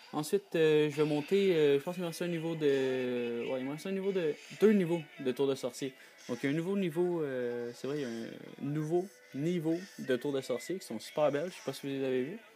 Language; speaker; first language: French; native; French